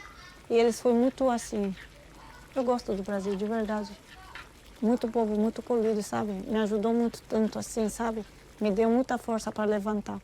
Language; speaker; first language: Portuguese; non-native, learner; Arabic